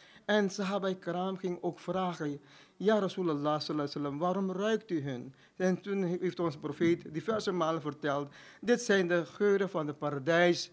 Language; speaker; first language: Dutch; non-native, fluent; Urdu